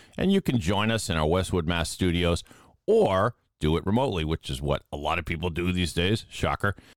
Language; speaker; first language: English; native; English